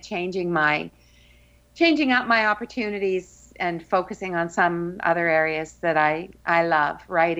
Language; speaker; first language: English; native; English